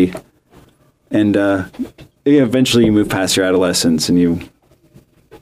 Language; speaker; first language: English; native; English